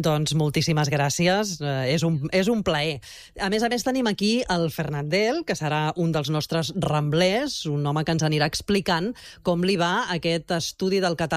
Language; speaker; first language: Catalan; native; Catalan